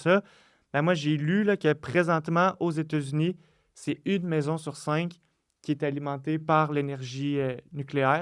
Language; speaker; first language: French; native; French